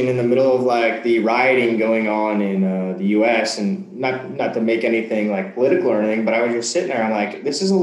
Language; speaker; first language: English; native; English